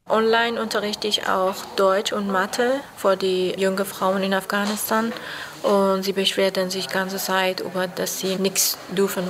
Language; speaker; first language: German; non-native, fluent; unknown